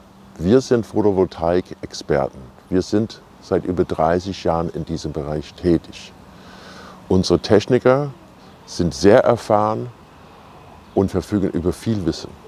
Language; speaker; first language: German; non-native, fluent; English